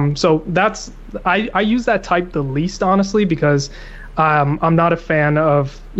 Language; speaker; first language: English; native; English